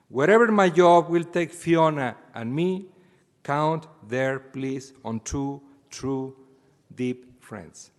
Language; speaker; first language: English; non-native, fluent; Spanish